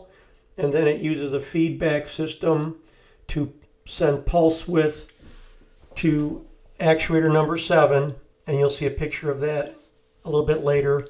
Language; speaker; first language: English; native; English